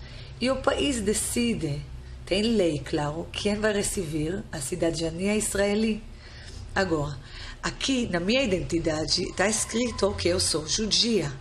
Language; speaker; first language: Portuguese; non-native, fluent; Hebrew